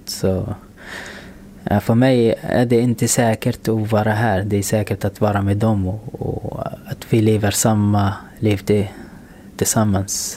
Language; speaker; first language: Swedish; non-native, fluent; Arabic